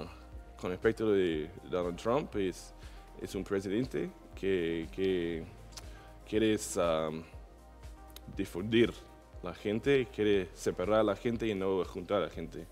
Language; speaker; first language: Spanish; non-native, learner; English